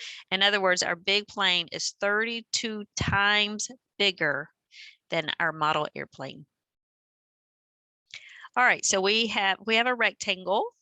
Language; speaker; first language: English; native; English